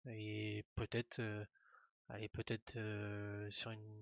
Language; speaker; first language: French; native; French